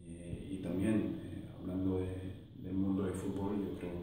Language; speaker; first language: Spanish; non-native, fluent; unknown